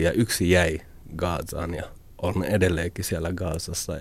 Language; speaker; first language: Finnish; early bilingual, other home language; Arabic